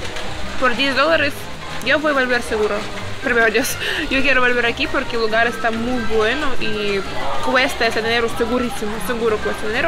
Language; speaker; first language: Spanish; non-native, learner; Ukrainian